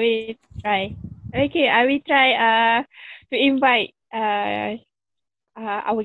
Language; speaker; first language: English; non-native, local second language; Malay